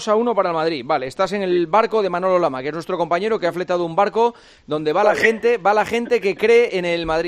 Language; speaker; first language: Spanish; native; Spanish